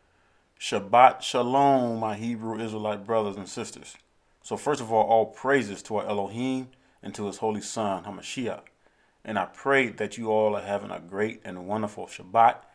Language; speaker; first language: English; native; English